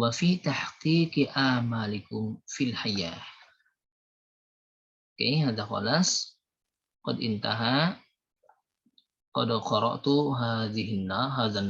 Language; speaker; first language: Arabic; non-native, fluent; Indonesian